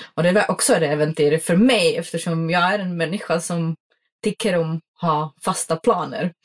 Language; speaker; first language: Swedish; non-native, fluent; Czech